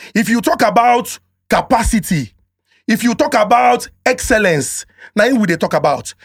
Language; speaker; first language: Nigerian Pidgin; native; Nigerian Pidgin